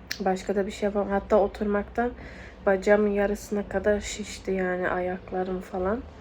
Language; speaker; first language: Turkish; early bilingual, heritage; Turkish